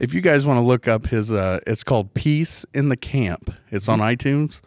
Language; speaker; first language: English; native; English